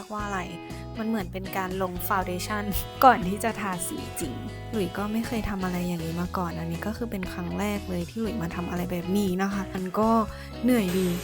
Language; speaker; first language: Thai; native; Thai